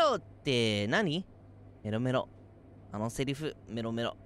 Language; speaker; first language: Japanese; non-native, learner; English